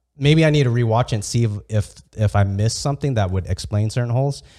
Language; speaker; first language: English; native; English